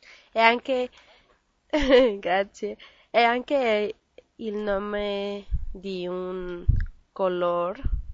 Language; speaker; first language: Italian; non-native, learner; Spanish